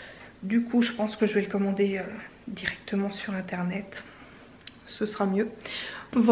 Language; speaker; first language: French; native; French